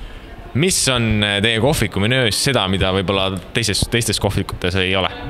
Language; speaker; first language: Estonian; native; Estonian